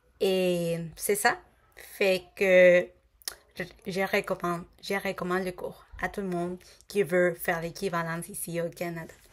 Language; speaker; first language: French; non-native, fluent; Spanish